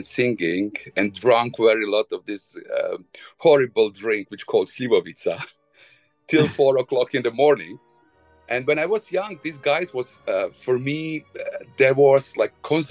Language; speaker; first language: English; non-native, fluent; Bosnian